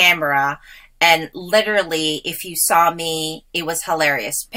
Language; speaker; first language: English; early bilingual, other home language; Filipino